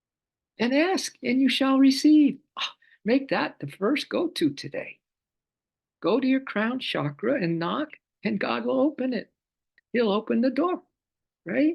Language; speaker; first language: English; native; English